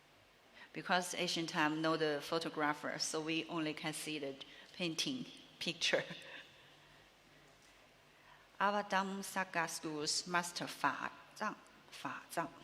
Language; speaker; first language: English; non-native, learner; Chinese